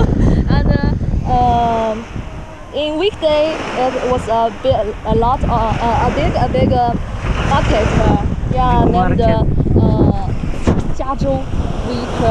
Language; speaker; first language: English; non-native, learner; Chinese